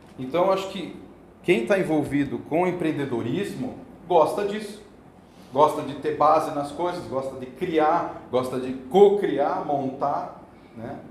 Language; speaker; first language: Portuguese; native; Portuguese